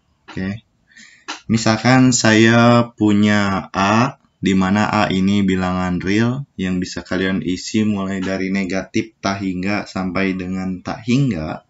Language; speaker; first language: Indonesian; native; Indonesian